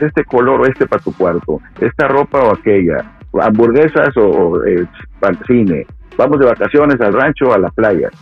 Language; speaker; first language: Spanish; native; Spanish